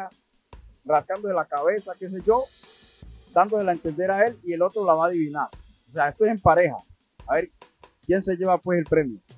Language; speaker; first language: Spanish; native; Spanish